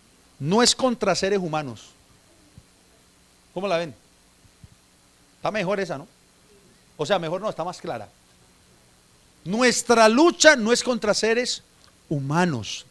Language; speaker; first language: Spanish; native; Spanish